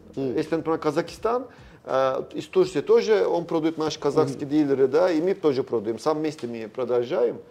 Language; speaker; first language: Russian; non-native, learner; Turkish